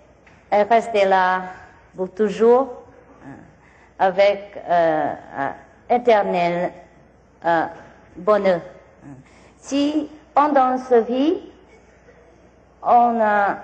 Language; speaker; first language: French; non-native, learner; Vietnamese